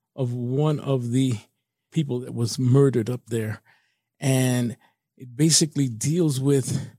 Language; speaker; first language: English; native; English